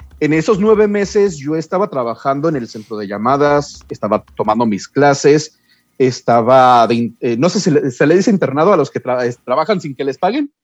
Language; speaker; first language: Spanish; early bilingual, heritage; Spanish